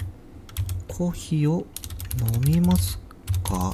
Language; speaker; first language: Japanese; non-native, learner; English